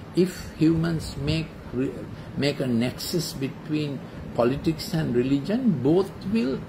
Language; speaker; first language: English; non-native, local second language; Sinhala